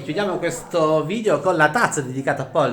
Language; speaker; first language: Italian; native; Italian